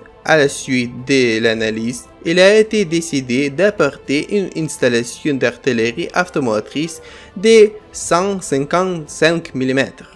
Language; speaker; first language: French; non-native, fluent; Ukrainian